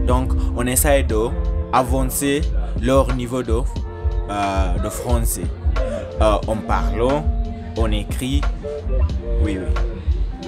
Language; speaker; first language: French; non-native, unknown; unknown